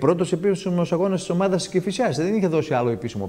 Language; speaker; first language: Greek; native; Greek